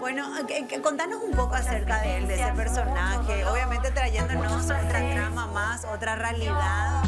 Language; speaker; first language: Spanish; native; Spanish